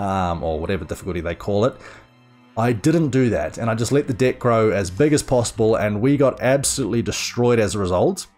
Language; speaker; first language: English; native; English